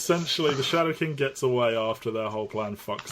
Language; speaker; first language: English; native; English